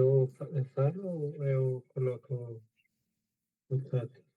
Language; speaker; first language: Portuguese; non-native, learner; Spanish